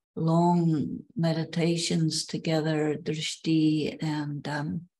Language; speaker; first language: English; native; English